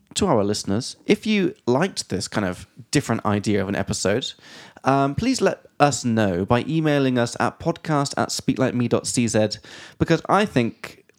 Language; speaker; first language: English; native; English